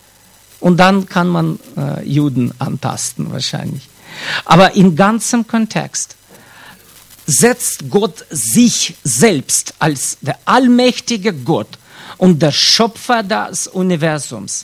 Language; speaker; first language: German; non-native, fluent; Russian